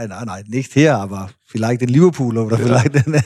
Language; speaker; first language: German; non-native, fluent; Danish